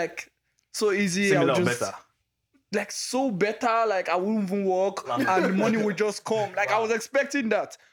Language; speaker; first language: English; non-native, local second language; Igbo